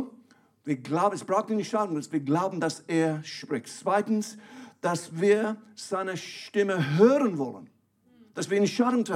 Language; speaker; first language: German; non-native, fluent; English